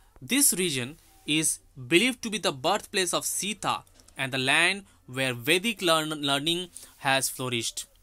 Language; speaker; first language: English; non-native, local second language; Bangla